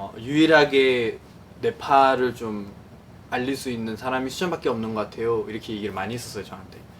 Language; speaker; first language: Korean; non-native, fluent; Nepali